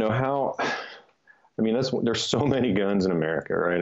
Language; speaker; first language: English; native; English